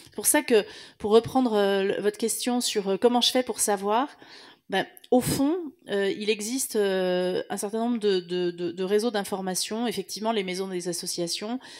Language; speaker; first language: French; native; French